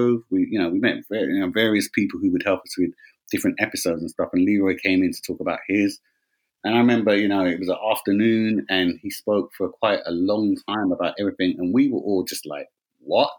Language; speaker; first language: English; native; English